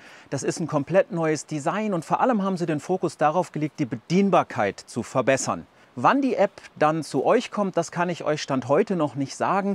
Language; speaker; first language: German; native; German